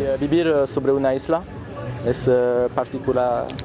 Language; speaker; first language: Spanish; non-native, learner; French